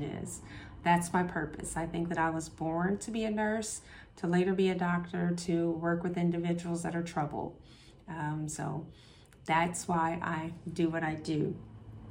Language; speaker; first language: English; native; English